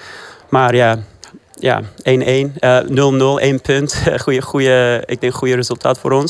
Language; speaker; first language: Dutch; non-native, fluent; Persian